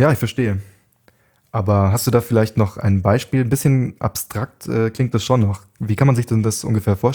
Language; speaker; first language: German; native; German